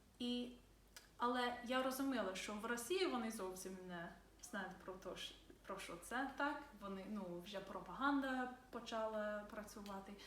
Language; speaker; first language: Ukrainian; non-native, fluent; English